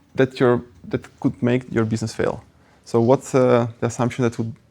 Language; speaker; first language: English; non-native, fluent; Italian